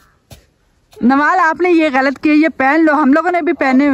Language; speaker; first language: Urdu; native; Urdu